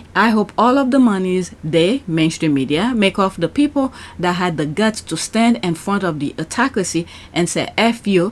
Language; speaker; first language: English; native; English